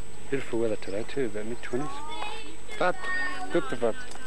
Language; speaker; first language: English; native; English